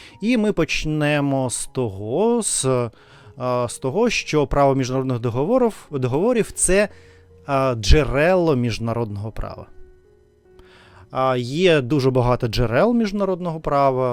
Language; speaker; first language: Ukrainian; non-native, fluent; Russian